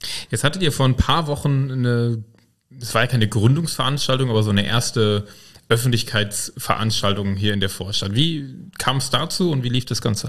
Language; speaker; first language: German; native; German